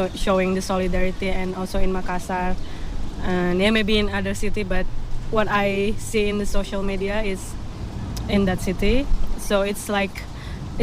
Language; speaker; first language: English; non-native, fluent; Indonesian